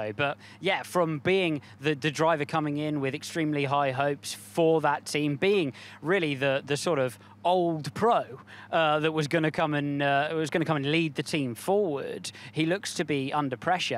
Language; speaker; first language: English; native; English